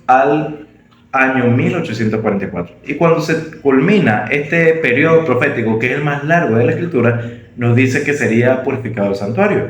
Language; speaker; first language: Spanish; native; Spanish